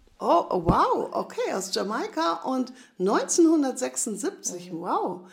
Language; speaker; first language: German; native; German